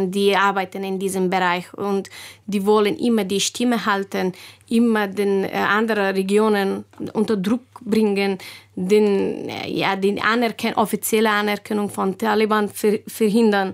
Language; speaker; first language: German; non-native, learner; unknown